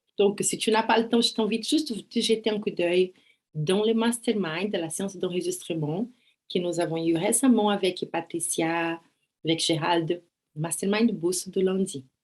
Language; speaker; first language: French; non-native, fluent; Portuguese